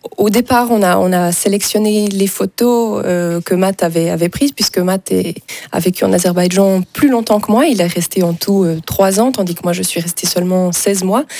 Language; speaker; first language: French; native; French